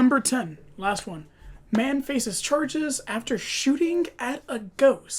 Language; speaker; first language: English; native; English